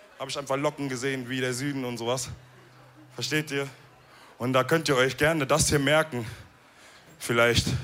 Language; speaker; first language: German; early bilingual, other home language; Wolof